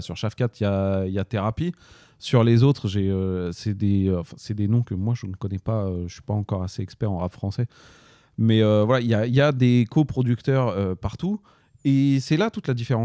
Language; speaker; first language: French; native; French